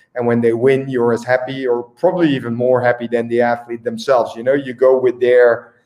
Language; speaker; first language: English; non-native, fluent; Dutch